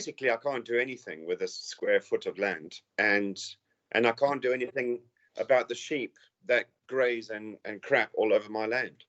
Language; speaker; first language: English; native; English